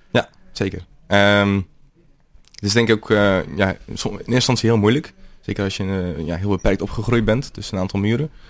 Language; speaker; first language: Dutch; native; Dutch